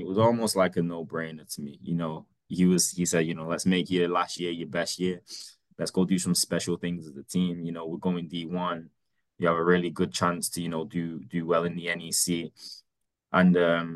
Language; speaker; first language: English; native; English